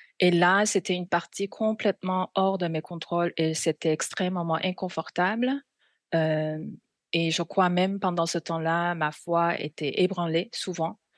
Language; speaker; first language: French; non-native, fluent; Korean